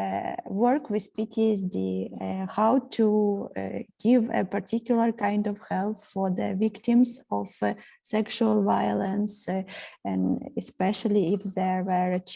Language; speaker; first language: English; non-native, fluent; Ukrainian